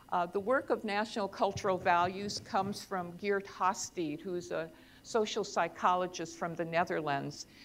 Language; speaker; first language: English; native; English